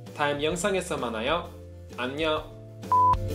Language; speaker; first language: Korean; non-native, learner; Norwegian